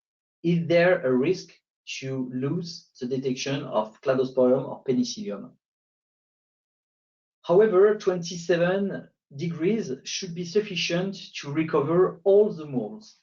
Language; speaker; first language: English; non-native, fluent; French